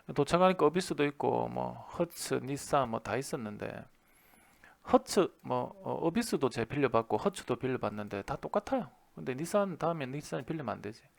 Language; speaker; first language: Korean; native; Korean